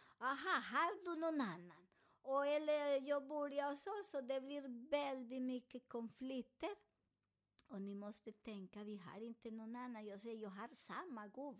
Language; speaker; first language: Swedish; non-native, fluent; Spanish